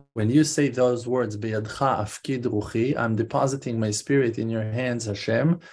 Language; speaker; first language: English; non-native, fluent; Hebrew